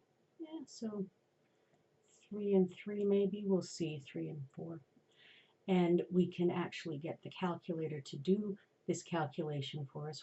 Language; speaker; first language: English; native; English